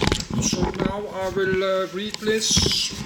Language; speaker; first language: English; non-native, learner; Danish